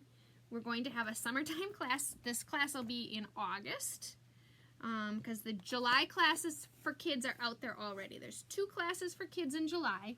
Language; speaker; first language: English; native; English